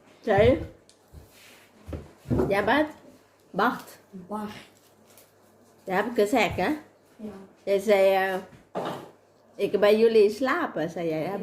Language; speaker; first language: Dutch; non-native, learner; Thai